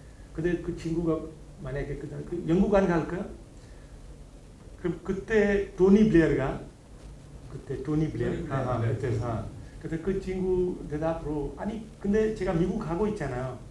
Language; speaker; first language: Korean; non-native, learner; Hindi